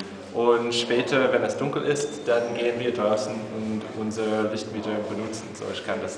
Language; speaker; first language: German; non-native, fluent; English